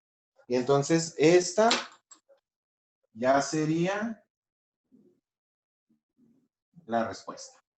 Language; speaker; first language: Spanish; native; Spanish